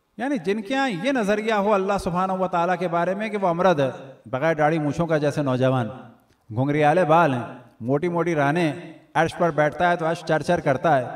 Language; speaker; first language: Urdu; native; Urdu